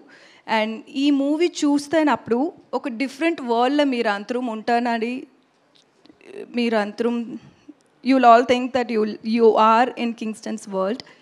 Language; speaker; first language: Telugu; non-native, learner; Tamil